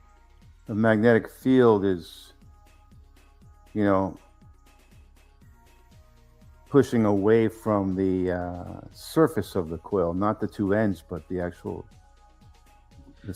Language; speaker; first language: English; native; English